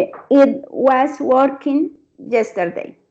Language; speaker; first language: English; non-native, learner; Spanish